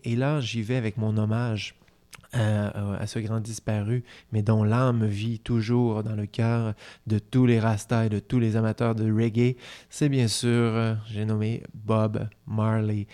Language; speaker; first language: French; native; French